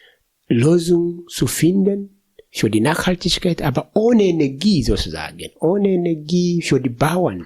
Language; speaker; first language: German; non-native, fluent; Swahili